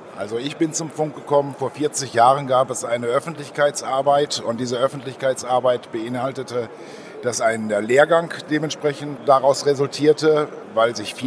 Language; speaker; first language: German; native; German